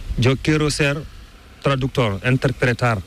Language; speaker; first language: Spanish; non-native, learner; Fula